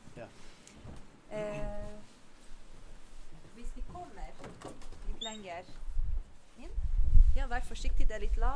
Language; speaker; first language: Norwegian; non-native, fluent; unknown